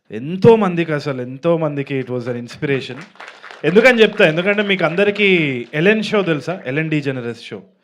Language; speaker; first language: Telugu; native; Telugu